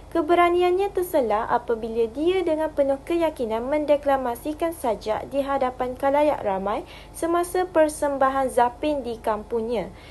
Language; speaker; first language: Malay; native; Malay